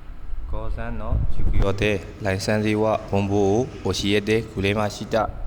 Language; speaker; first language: Japanese; non-native, learner; Burmese